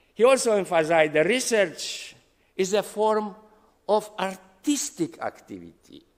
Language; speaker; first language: English; non-native, fluent; Polish